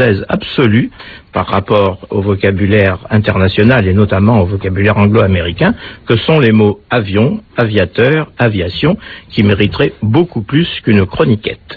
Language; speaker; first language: French; native; French